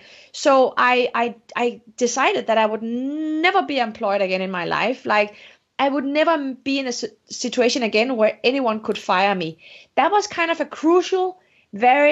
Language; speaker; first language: English; non-native, fluent; Danish